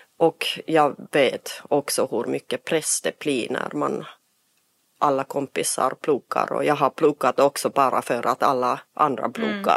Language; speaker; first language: Swedish; non-native, fluent; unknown